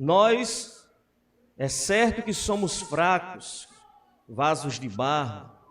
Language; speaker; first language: Portuguese; native; Portuguese